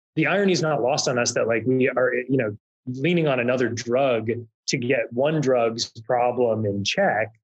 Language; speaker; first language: English; native; English